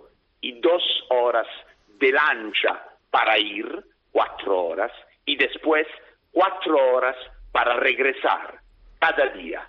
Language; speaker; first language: Spanish; non-native, fluent; Italian